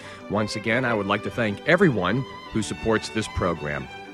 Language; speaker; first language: English; native; English